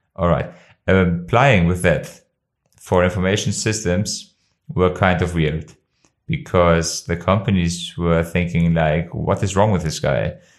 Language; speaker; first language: English; non-native, fluent; Albanian